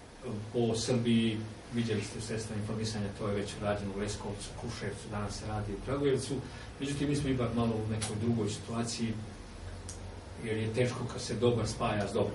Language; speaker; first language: Serbian; native; Serbian